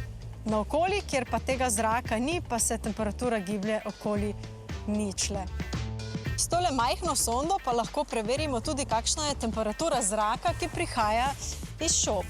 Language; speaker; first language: Slovenian; native; Slovenian